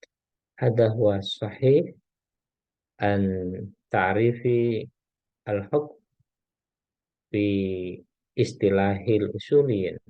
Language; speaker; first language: Arabic; non-native, fluent; Indonesian